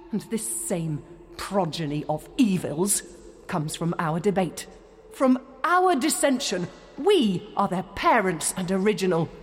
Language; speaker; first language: English; native; English